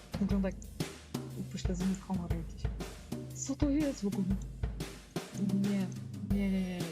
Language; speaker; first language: Polish; native; Polish